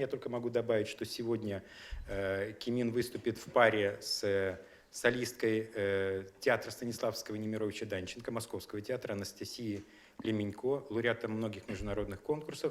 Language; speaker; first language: Russian; native; Russian